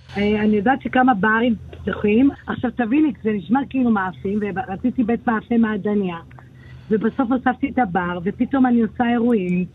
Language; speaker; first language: Hebrew; native; Hebrew